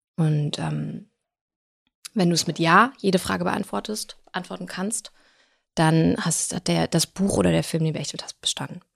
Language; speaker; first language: German; early bilingual, other home language; Russian